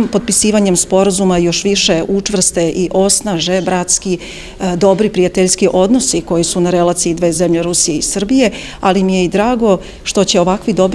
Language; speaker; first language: Croatian; native; Croatian